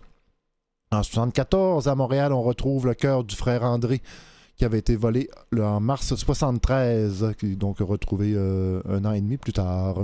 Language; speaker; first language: French; native; French